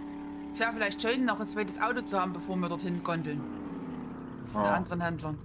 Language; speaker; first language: German; native; German